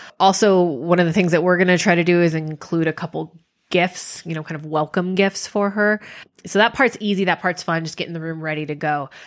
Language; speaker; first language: English; native; English